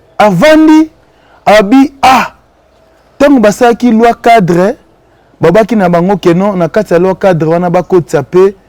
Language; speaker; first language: Lingala; non-native, local second language; Kongo